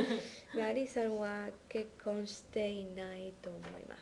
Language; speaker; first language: Japanese; non-native, learner; English